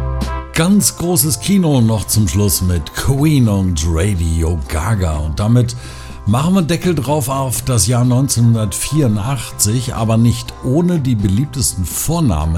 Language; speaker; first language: German; native; German